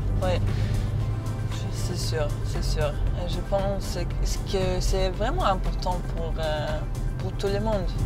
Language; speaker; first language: French; non-native, learner; Serbian